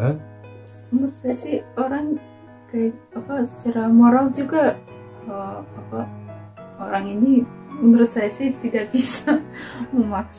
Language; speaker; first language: Indonesian; non-native, fluent; Russian